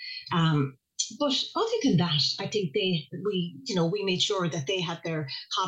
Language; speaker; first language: English; native; English